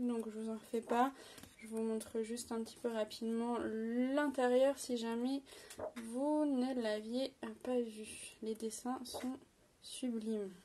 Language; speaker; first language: French; native; French